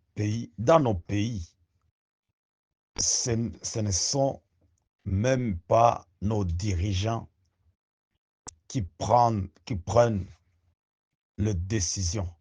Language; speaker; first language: French; non-native, local second language; Swahili